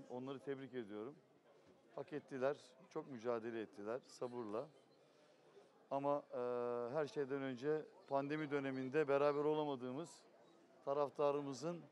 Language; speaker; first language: Turkish; native; Turkish